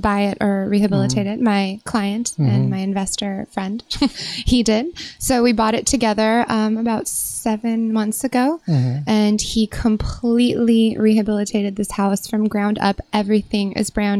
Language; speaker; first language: English; native; English